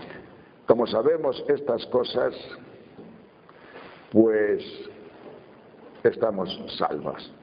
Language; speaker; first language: Spanish; native; Spanish